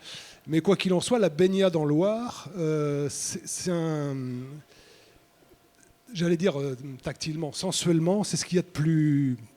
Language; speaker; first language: French; native; French